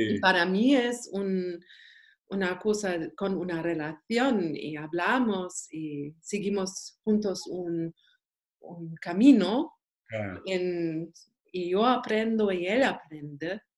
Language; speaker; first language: Spanish; non-native, learner; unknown